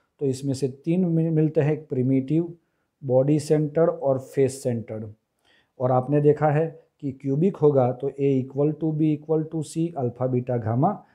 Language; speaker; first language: Hindi; non-native, local second language; Gujarati